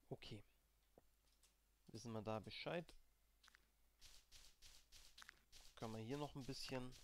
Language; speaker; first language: German; native; German